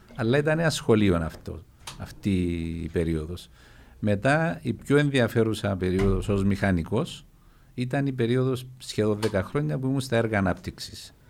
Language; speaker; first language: Greek; native; Greek